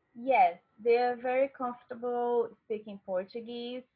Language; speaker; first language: English; non-native, fluent; Portuguese